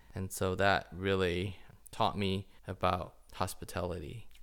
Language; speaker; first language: English; early bilingual, other home language; Chinese